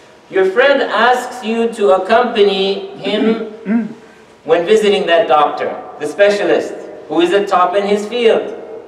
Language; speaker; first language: English; native; English